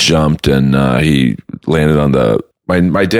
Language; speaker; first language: English; native; English